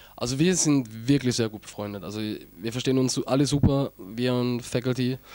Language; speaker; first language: German; native; German